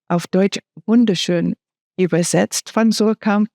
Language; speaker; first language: German; non-native, fluent; English